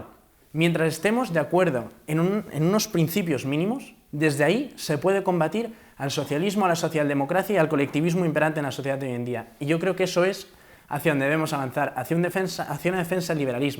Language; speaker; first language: Spanish; native; Spanish